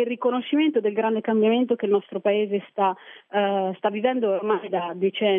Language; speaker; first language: Italian; early bilingual, other home language; Arabic